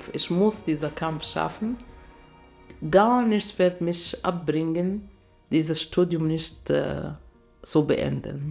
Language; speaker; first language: German; non-native, fluent; Arabic